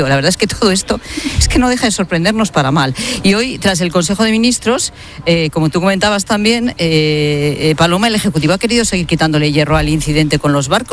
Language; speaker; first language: Spanish; native; Spanish